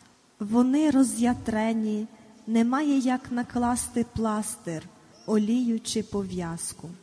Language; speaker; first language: Ukrainian; native; Ukrainian